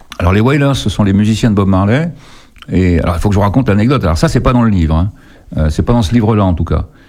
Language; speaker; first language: French; native; French